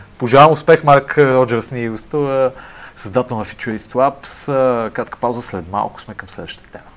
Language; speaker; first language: Bulgarian; native; Bulgarian